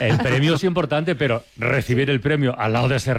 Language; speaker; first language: Spanish; native; Spanish